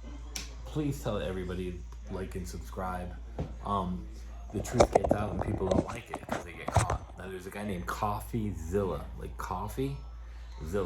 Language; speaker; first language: English; native; English